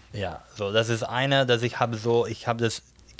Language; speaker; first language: German; non-native, fluent; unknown